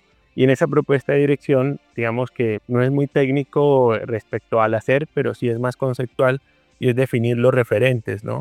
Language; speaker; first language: Spanish; native; Spanish